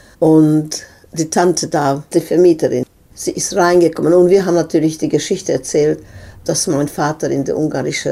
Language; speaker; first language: German; non-native, fluent; Serbian